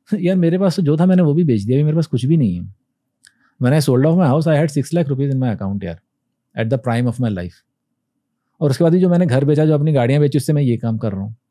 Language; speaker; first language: Hindi; native; Hindi